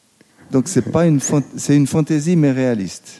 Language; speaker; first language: French; native; French